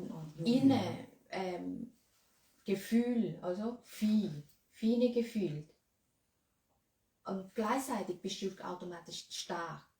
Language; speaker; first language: German; non-native, learner; Thai